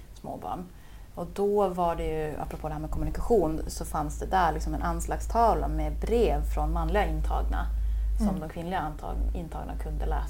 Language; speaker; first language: Swedish; native; Swedish